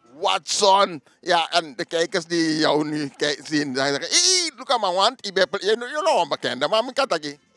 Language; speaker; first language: Dutch; native; Dutch